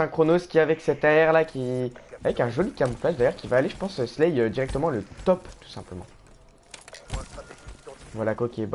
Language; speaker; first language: French; native; French